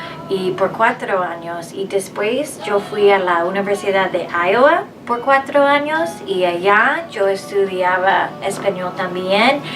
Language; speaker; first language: Spanish; non-native, fluent; English